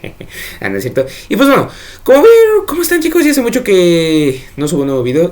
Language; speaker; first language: Spanish; native; Spanish